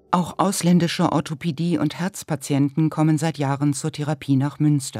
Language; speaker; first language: German; native; German